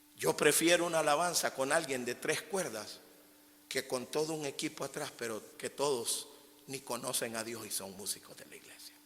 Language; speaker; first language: Spanish; native; Spanish